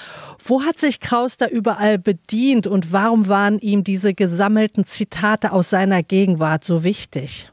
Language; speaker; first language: German; native; German